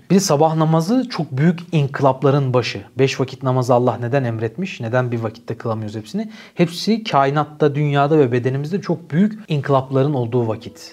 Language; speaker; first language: Turkish; native; Turkish